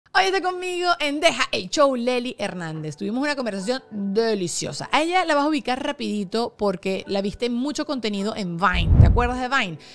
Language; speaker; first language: Spanish; native; Spanish